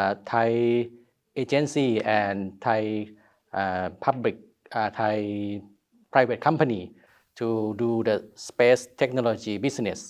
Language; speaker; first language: English; non-native, learner; Thai